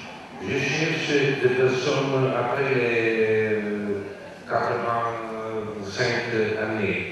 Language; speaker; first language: French; non-native, learner; Italian